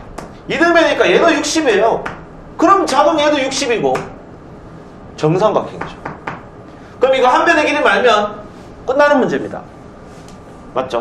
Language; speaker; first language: Korean; native; Korean